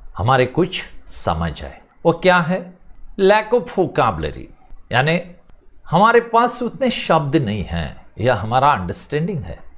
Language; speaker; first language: Hindi; non-native, local second language; Marathi